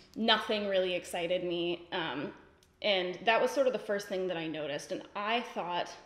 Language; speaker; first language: English; native; English